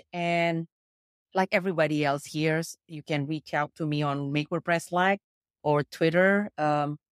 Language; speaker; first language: English; non-native, fluent; Indonesian